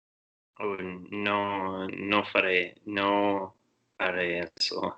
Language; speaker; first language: Spanish; non-native, learner; English